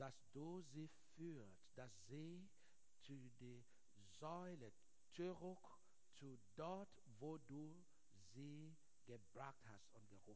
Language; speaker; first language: German; non-native, learner; English